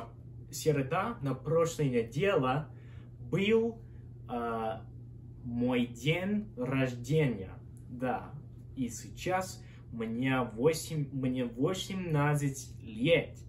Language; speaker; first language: Russian; non-native, learner; English